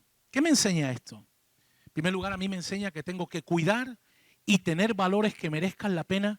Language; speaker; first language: Spanish; native; Spanish